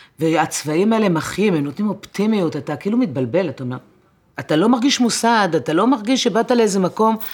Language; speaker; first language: Hebrew; non-native, fluent; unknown